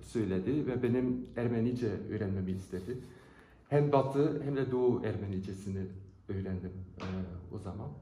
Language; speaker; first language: Turkish; non-native, fluent; Dutch